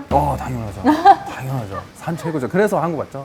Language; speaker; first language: Korean; non-native, fluent; English